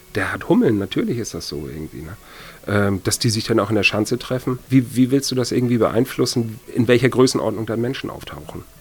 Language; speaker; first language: German; native; German